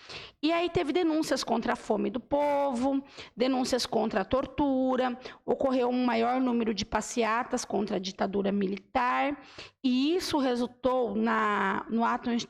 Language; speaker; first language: Portuguese; native; Portuguese